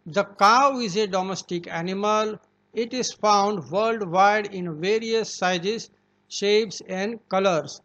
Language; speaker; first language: English; non-native, local second language; Gujarati